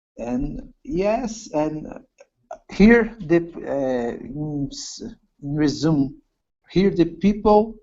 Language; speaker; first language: English; non-native, learner; Portuguese